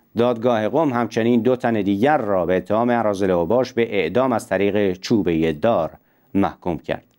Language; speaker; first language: Persian; non-native, local second language; Central Kurdish